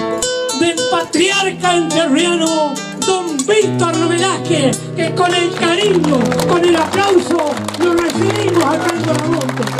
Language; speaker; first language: Spanish; native; Spanish